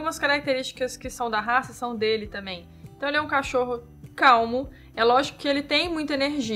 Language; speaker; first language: Portuguese; native; Portuguese